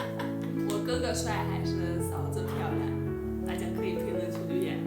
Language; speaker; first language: Chinese; non-native, fluent; Armenian